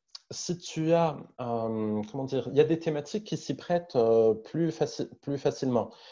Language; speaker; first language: French; native; French